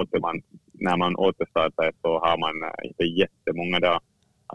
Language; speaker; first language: Swedish; non-native, fluent; Finnish